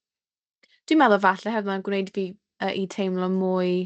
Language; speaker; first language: Welsh; non-native, local second language; English